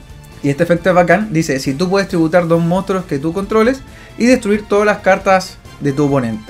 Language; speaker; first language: Spanish; native; Spanish